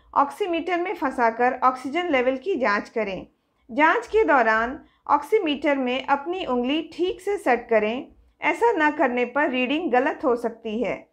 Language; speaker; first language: Hindi; native; Hindi